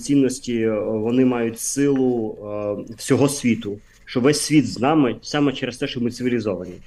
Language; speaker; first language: Ukrainian; non-native, fluent; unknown